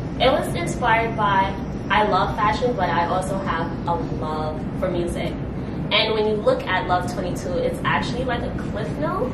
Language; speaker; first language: English; native; English